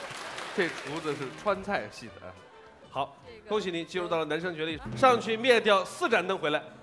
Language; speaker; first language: Chinese; native; Chinese